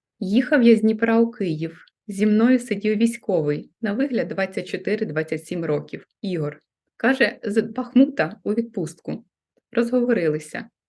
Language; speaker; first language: Ukrainian; non-native, local second language; Russian